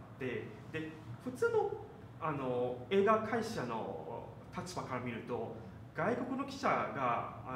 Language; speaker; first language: Japanese; non-native, fluent; Chinese